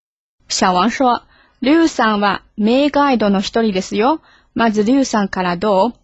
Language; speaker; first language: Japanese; non-native, fluent; Chinese